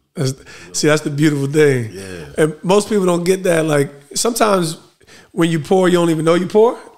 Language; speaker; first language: English; native; English